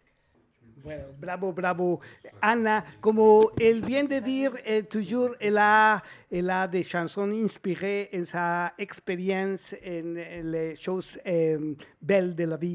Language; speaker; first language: French; non-native, fluent; Spanish